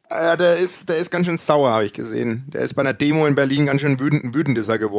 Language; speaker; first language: German; native; German